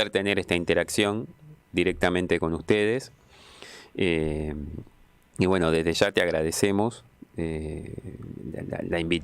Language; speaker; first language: Spanish; native; Spanish